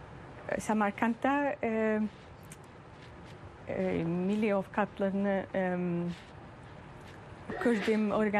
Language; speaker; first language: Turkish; early bilingual, heritage; Turkish